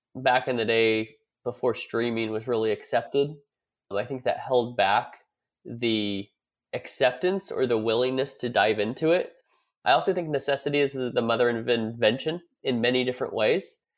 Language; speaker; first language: English; native; English